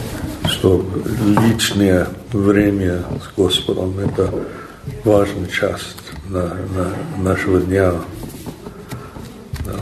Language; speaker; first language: Russian; non-native, fluent; English